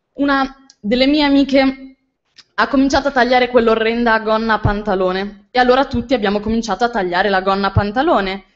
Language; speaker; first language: Italian; native; Italian